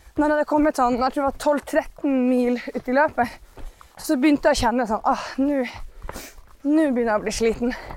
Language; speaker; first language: Norwegian; native; Norwegian